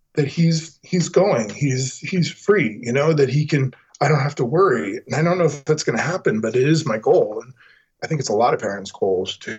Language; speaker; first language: English; native; English